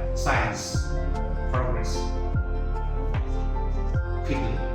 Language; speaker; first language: English; non-native, learner; Chinese